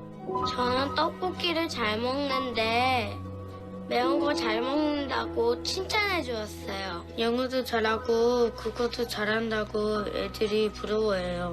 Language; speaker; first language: Korean; early bilingual, other home language; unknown